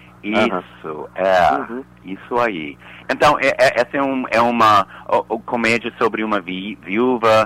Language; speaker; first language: Portuguese; non-native, fluent; English